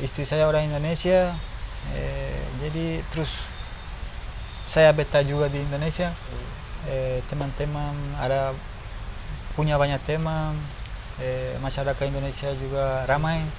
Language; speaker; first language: Indonesian; non-native, learner; Spanish